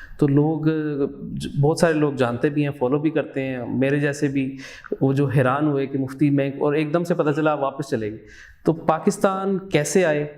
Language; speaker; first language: Urdu; native; Urdu